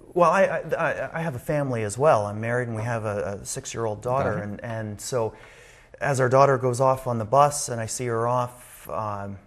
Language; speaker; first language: English; native; English